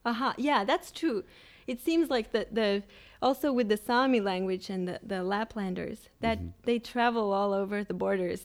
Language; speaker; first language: English; non-native, fluent; Swedish